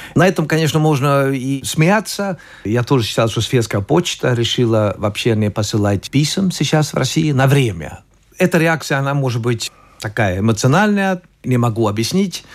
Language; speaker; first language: Russian; non-native, fluent; Swedish